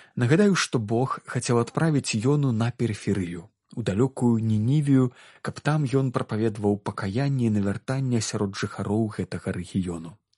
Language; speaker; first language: Belarusian; native; Belarusian